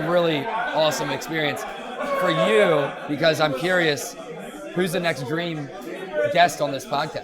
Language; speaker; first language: English; native; English